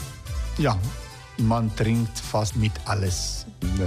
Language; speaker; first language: German; non-native, fluent; Croatian